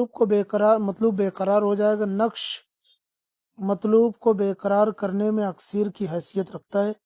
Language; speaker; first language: Urdu; non-native, local second language; Sindhi